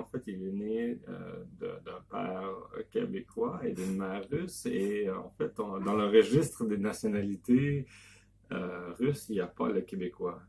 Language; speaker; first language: French; native; French